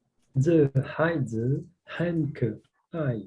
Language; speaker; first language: Chinese; non-native, learner; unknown